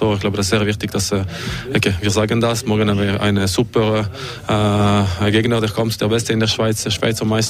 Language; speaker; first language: German; non-native, fluent; French